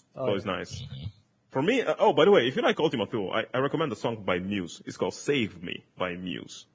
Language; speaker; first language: English; non-native, fluent; Italian